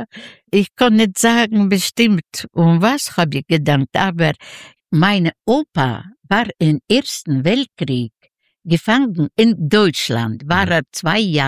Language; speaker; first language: German; non-native, learner; Yiddish